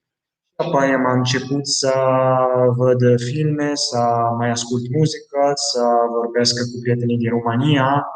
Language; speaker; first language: Romanian; non-native, fluent; Italian